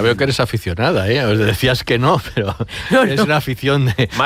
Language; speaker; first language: Spanish; native; Spanish